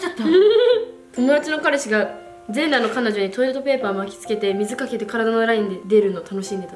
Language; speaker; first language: Japanese; native; Japanese